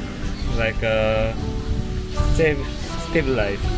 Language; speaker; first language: English; non-native, learner; Korean